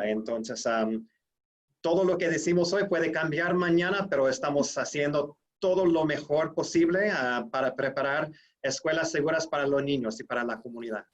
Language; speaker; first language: Spanish; non-native, fluent; English